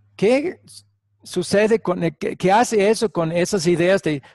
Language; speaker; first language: Spanish; non-native, fluent; English